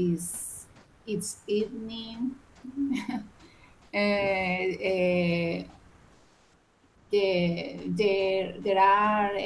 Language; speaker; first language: English; non-native, learner; Spanish